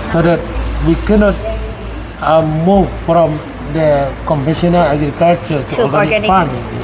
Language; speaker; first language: English; non-native, learner; Indonesian